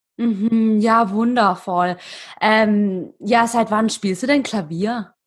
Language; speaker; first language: German; native; German